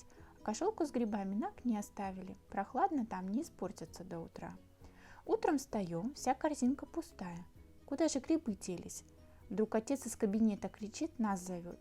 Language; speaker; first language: Russian; native; Russian